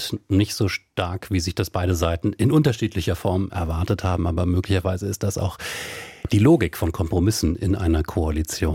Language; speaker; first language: German; native; German